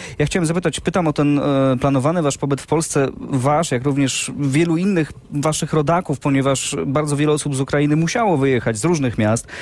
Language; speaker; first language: Polish; native; Polish